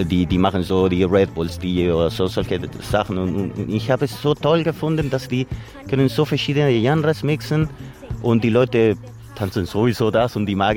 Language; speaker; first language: German; non-native, learner; Spanish